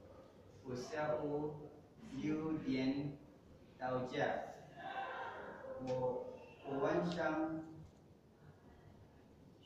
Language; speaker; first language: Chinese; non-native, learner; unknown